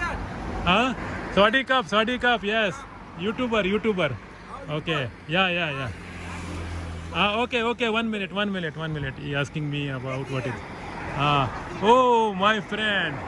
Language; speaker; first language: English; non-native, learner; Urdu